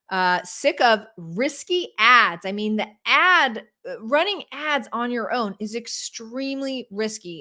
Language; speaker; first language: English; native; English